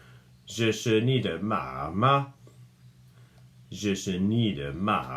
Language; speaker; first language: Chinese; non-native, fluent; English